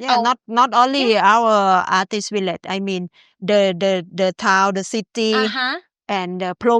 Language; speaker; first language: English; non-native, learner; Thai